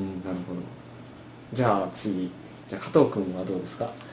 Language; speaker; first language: Japanese; native; Japanese